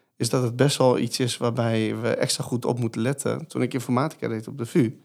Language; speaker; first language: Dutch; non-native, fluent; Persian